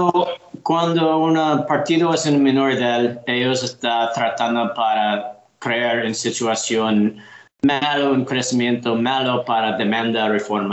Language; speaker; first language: Spanish; non-native, learner; English